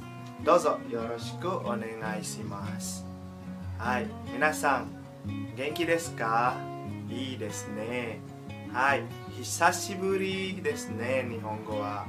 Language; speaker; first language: Japanese; non-native, fluent; Indonesian